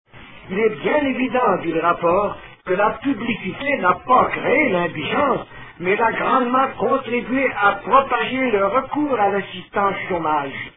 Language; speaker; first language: French; native; French